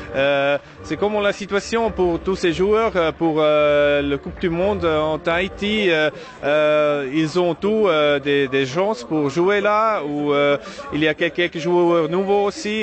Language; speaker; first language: French; non-native, learner; German